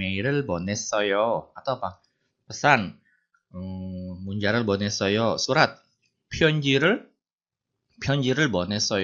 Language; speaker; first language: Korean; non-native, fluent; Indonesian